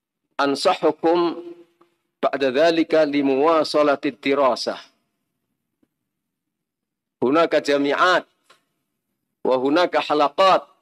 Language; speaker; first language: Arabic; non-native, fluent; Indonesian